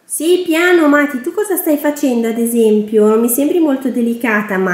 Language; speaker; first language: Italian; native; Italian